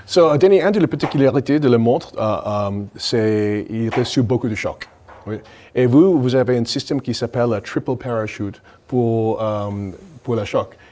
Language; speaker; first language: French; non-native, learner; English